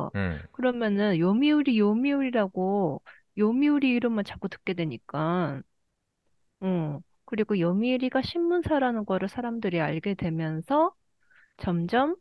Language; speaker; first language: Korean; early bilingual, heritage; Korean